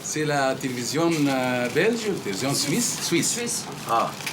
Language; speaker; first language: French; non-native, fluent; Arabic